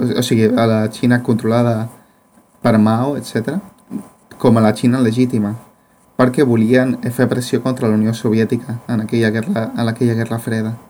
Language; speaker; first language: Catalan; non-native, fluent; Spanish